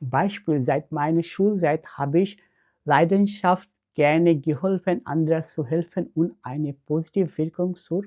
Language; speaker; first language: German; non-native, learner; Bangla